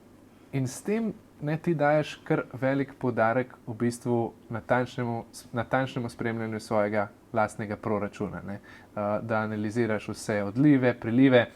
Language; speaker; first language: Slovenian; native; Slovenian